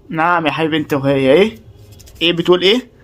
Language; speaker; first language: Arabic; native; Arabic